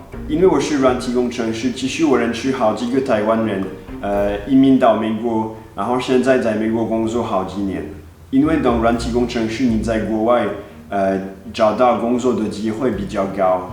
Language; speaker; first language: Chinese; non-native, fluent; French